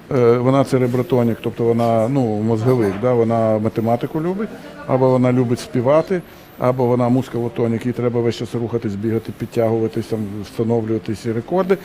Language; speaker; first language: Ukrainian; non-native, local second language; Russian